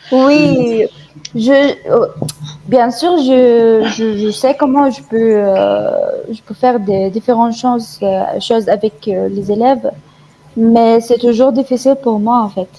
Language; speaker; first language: French; non-native, fluent; Arabic